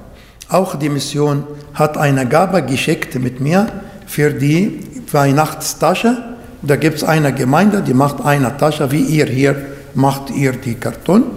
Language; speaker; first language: German; non-native, fluent; Arabic